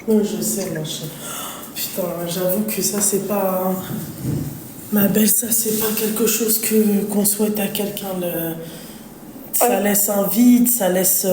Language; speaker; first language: French; native; French